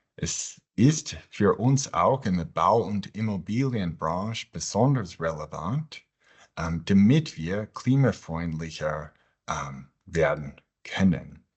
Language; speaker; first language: German; non-native, fluent; English